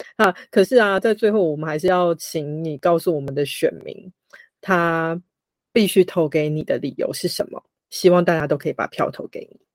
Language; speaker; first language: Chinese; native; Chinese